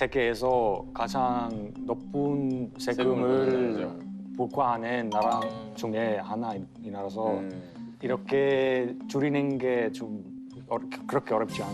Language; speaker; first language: Korean; non-native, fluent; Finnish